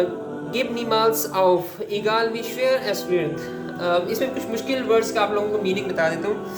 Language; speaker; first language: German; non-native, learner; Urdu